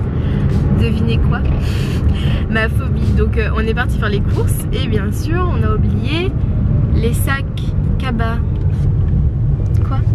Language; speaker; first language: French; native; French